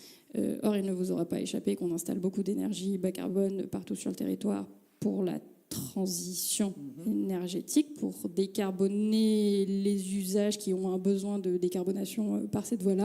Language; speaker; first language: French; native; French